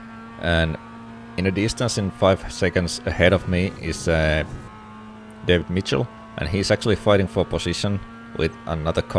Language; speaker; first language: English; non-native, fluent; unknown